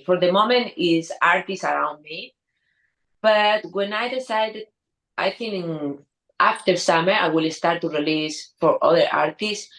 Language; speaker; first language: English; non-native, learner; Spanish